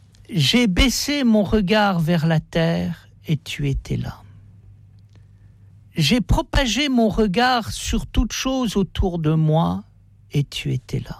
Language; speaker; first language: French; native; French